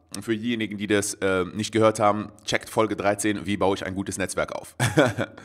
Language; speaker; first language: German; native; German